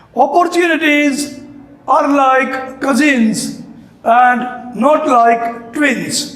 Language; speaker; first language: English; non-native, local second language; Gujarati